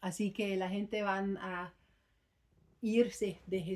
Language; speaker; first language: Spanish; non-native, fluent; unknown